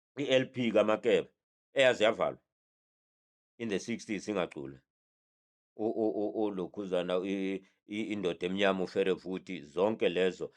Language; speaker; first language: Zulu; native; Zulu